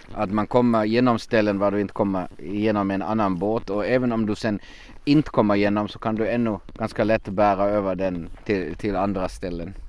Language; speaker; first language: Swedish; non-native, fluent; German